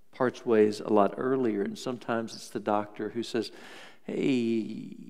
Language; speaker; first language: English; native; English